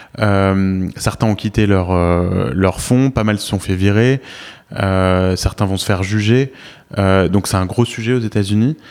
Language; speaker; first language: French; native; French